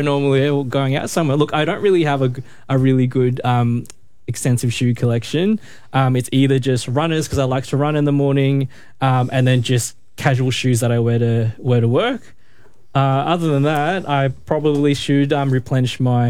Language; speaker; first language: English; native; English